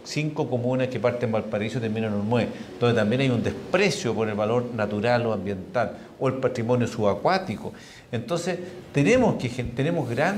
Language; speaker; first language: Spanish; native; Spanish